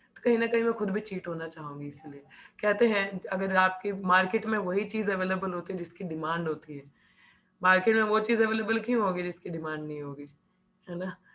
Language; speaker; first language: Hindi; non-native, local second language; Punjabi